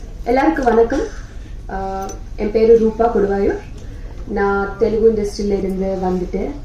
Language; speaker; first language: Tamil; non-native, learner; Telugu